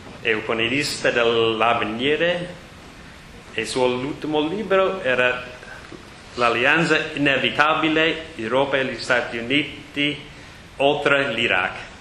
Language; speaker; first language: Italian; non-native, learner; English